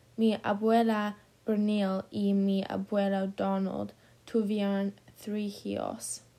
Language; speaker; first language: Spanish; non-native, learner; English